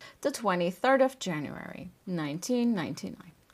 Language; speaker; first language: English; non-native, fluent; Turkish